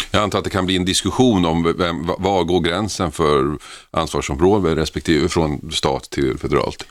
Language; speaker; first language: Swedish; native; Swedish